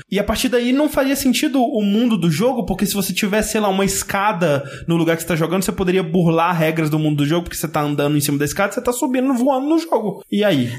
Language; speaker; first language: Portuguese; native; Portuguese